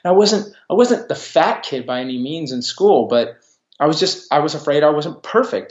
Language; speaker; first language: English; native; English